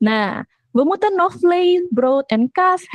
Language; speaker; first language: Dutch; non-native, fluent; Indonesian